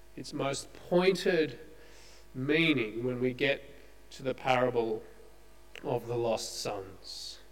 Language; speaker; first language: English; native; English